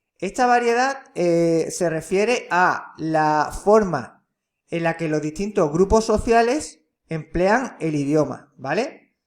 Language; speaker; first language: Spanish; native; Spanish